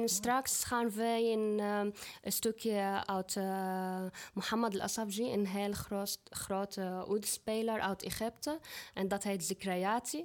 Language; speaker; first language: Dutch; non-native, learner; Arabic